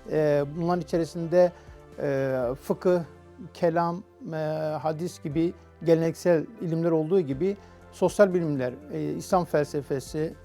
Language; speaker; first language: Turkish; native; Turkish